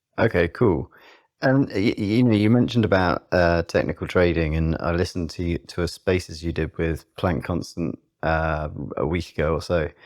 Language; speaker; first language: English; native; English